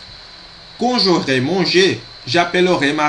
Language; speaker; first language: French; non-native, fluent; Portuguese